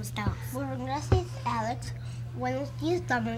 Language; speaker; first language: Spanish; non-native, learner; English